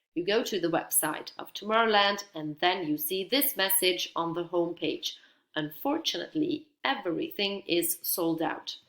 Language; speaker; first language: English; non-native, fluent; Dutch